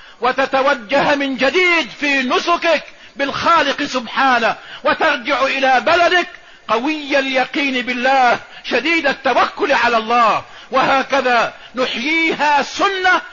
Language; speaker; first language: Arabic; native; Arabic